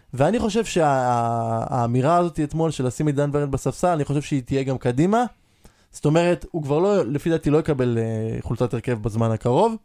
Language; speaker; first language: Hebrew; native; Hebrew